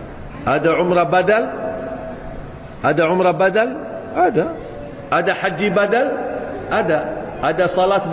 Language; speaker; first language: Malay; non-native, fluent; Arabic